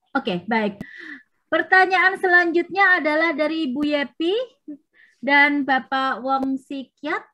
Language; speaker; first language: Indonesian; native; Indonesian